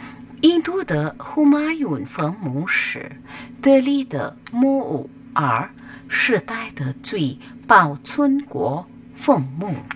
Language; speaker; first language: Chinese; non-native, fluent; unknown